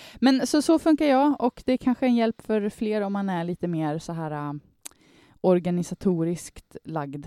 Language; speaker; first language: Swedish; native; Swedish